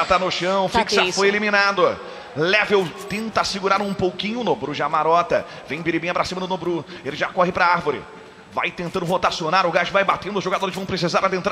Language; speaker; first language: Portuguese; native; Portuguese